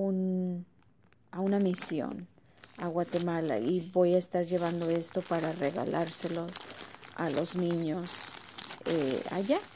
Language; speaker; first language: Spanish; early bilingual, heritage; Spanish